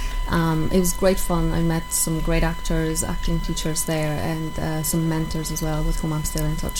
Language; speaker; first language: English; non-native, fluent; Polish